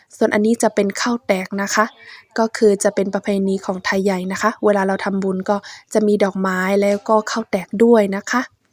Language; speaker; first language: Thai; non-native, local second language; Shan